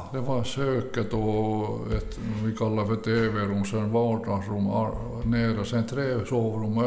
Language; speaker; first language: Swedish; early bilingual, other home language; Finnish